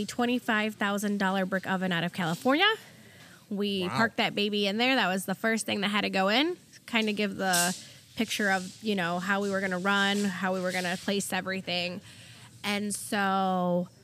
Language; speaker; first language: English; early bilingual, other home language; German